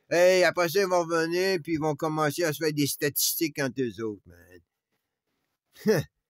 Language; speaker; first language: French; native; French